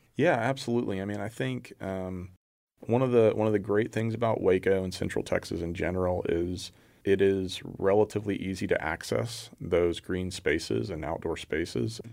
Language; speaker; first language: English; native; English